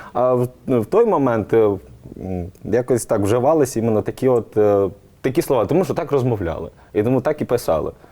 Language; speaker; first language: Ukrainian; native; Ukrainian